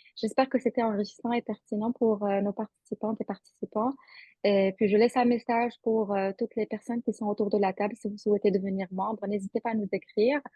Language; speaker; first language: French; non-native, local second language; Arabic